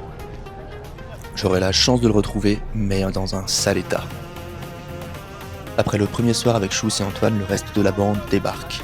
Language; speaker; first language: French; native; French